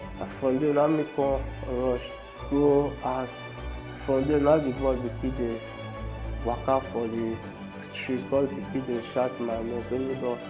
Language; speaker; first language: Nigerian Pidgin; non-native, local second language; Ibibio